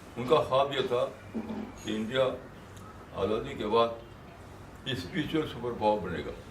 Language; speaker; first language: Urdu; native; Urdu